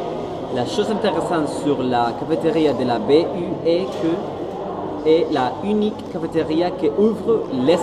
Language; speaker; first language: French; non-native, learner; Spanish